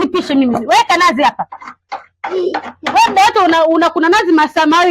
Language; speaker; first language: Swahili; native; Swahili